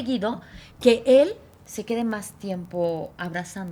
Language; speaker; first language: Spanish; native; Spanish